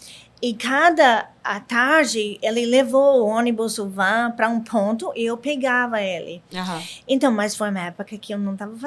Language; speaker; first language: Portuguese; non-native, learner; English